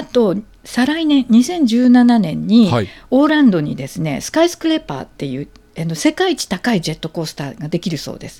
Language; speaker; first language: Japanese; native; Japanese